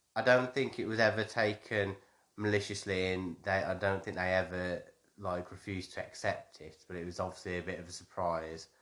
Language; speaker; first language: English; native; English